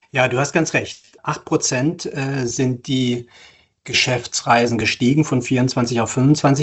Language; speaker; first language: German; native; German